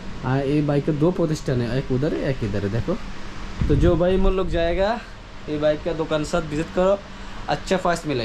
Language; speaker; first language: Hindi; non-native, learner; Bangla